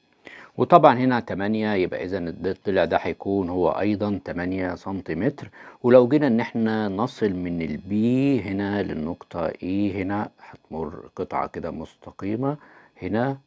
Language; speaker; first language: Arabic; native; Arabic